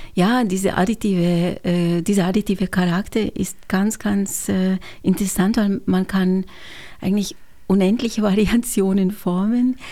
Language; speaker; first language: German; non-native, fluent; Hungarian